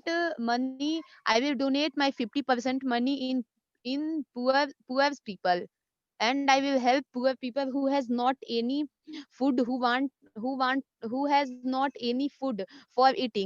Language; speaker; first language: English; non-native, learner; Hindi